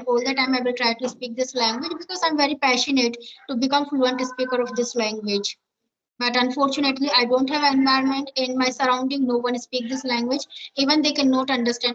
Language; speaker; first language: English; non-native, learner; Hindi